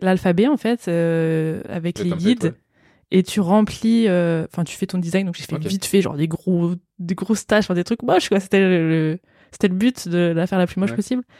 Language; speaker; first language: French; native; French